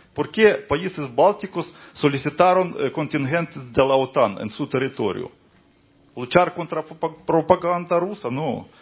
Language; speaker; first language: Portuguese; non-native, fluent; Ukrainian